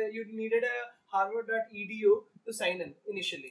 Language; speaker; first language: English; non-native, local second language; Marathi